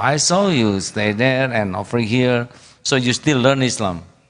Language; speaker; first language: English; non-native, learner; Indonesian